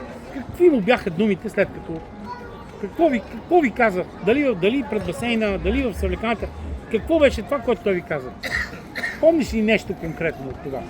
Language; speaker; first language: Bulgarian; native; Bulgarian